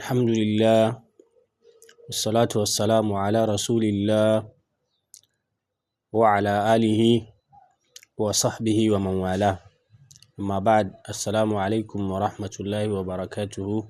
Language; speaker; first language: Arabic; non-native, fluent; Hausa